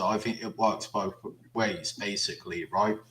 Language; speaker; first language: English; native; English